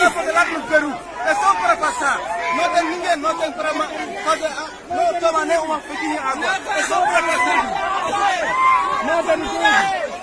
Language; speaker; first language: Portuguese; non-native, learner; Haitian Creole